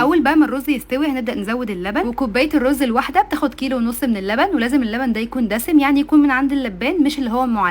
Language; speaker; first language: Arabic; native; Arabic